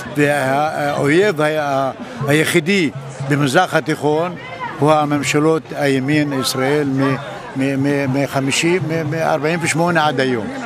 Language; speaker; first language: Hebrew; non-native, fluent; Russian